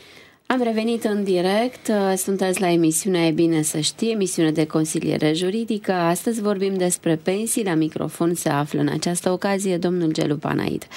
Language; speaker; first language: Romanian; native; Romanian